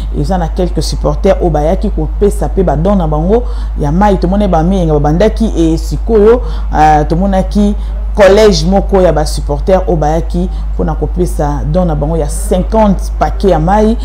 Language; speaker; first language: Lingala; native; Lingala